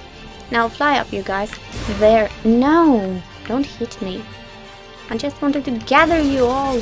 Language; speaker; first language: English; non-native, fluent; Norwegian